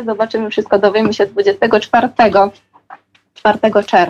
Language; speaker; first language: Polish; non-native, fluent; Georgian